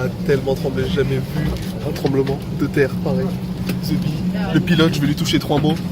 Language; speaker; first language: French; native; French